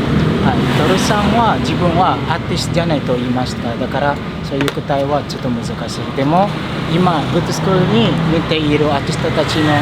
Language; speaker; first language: Japanese; non-native, fluent; Indonesian